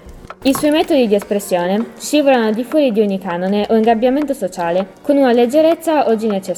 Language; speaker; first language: Italian; native; Italian